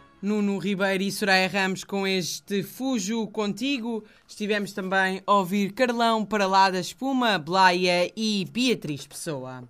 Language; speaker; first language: Portuguese; native; Portuguese